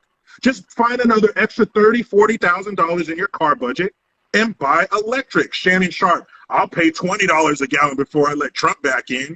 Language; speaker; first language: English; native; English